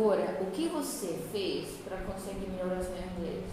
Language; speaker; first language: Portuguese; non-native, fluent; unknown